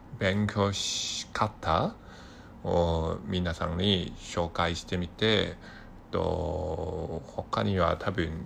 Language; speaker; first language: Japanese; non-native, learner; Cantonese